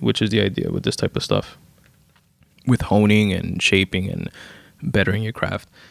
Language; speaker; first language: English; native; English